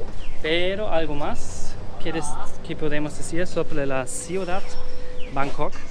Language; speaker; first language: Spanish; non-native, learner; German